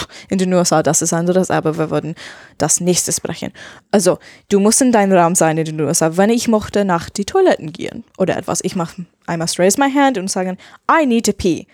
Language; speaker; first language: German; non-native, learner; English